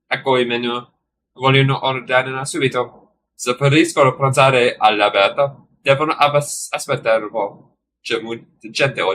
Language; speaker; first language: Italian; non-native, learner; English